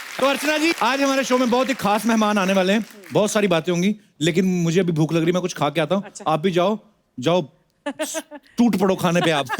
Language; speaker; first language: Hindi; non-native, local second language; Punjabi